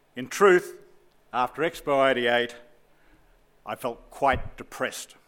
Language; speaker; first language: English; native; English